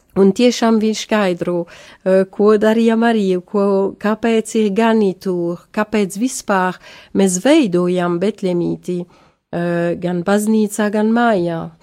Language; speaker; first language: Latvian; non-native, learner; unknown